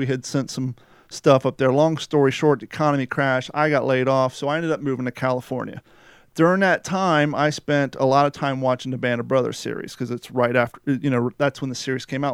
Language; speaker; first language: English; native; English